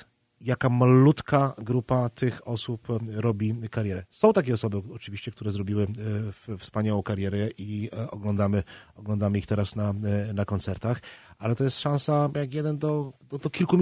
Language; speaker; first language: Polish; native; Polish